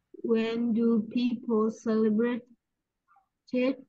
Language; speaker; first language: English; non-native, learner; Vietnamese